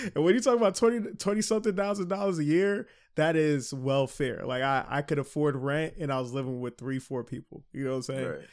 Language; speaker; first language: English; early bilingual, other home language; Haitian Creole